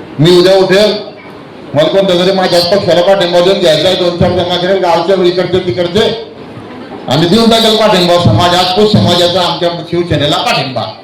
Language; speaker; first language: Marathi; non-native, local second language; Haryanvi